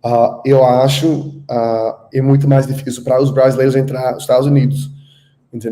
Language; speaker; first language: Portuguese; non-native, learner; English